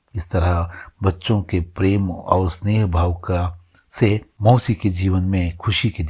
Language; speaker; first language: Hindi; non-native, local second language; Kannada